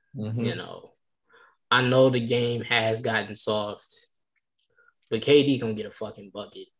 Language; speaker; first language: English; native; English